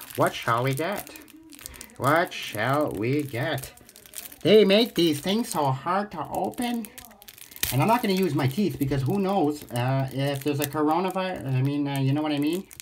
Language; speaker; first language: English; native; English